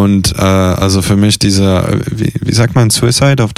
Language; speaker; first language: German; non-native, fluent; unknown